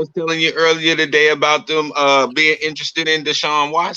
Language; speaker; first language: English; native; English